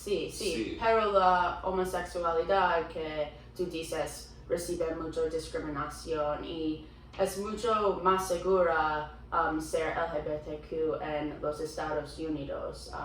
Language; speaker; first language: Spanish; non-native, learner; English